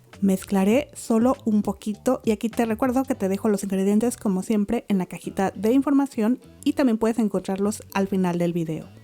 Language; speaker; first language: Spanish; native; Spanish